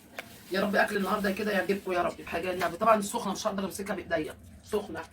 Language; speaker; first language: Arabic; native; Arabic